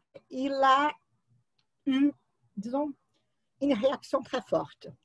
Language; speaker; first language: French; non-native, fluent; Portuguese